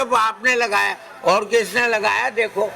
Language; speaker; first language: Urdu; non-native, local second language; Punjabi